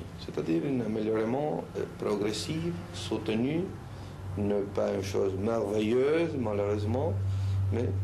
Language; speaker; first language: French; non-native, local second language; Spanish